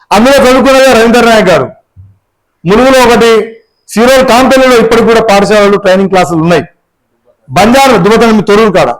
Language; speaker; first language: Telugu; non-native, local second language; Lambadi